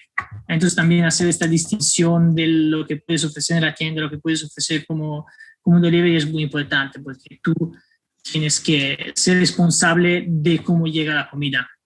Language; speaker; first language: Spanish; non-native, fluent; Italian